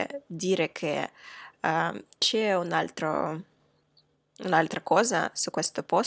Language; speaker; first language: Italian; non-native, fluent; Russian